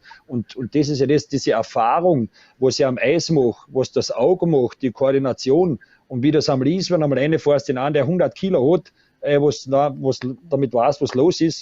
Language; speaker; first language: German; native; German